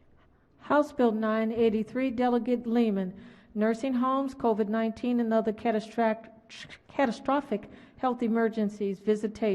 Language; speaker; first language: English; native; English